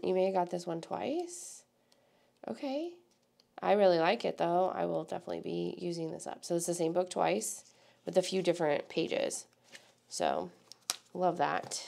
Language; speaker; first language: English; native; English